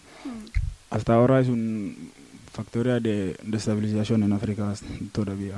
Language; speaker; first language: Spanish; non-native, learner; Wolof